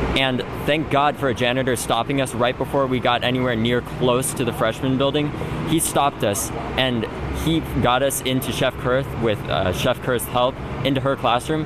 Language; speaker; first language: English; native; English